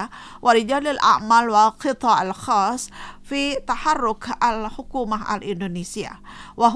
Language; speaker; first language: Arabic; non-native, fluent; Indonesian